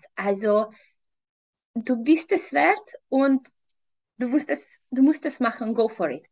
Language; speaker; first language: German; non-native, fluent; Hungarian